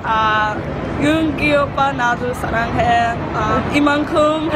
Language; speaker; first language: Korean; non-native, learner; English